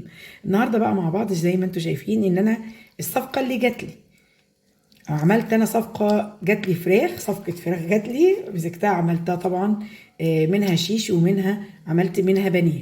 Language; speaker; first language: Arabic; native; Arabic